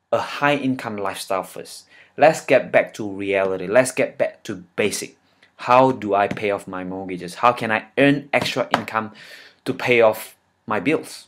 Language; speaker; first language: English; non-native, fluent; Indonesian